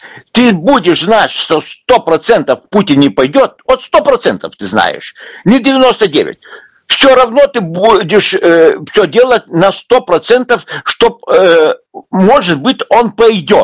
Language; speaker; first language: Russian; non-native, local second language; Lithuanian